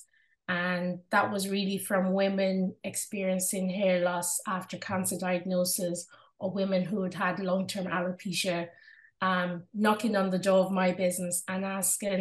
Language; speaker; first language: English; non-native, local second language; Yoruba